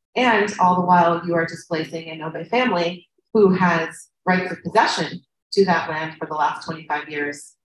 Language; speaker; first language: English; native; English